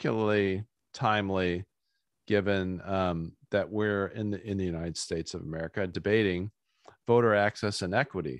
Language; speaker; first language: English; native; English